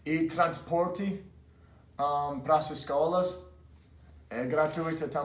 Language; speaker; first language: Portuguese; non-native, fluent; English